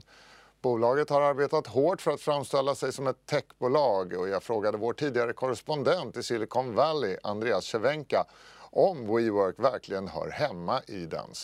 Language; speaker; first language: Swedish; native; Swedish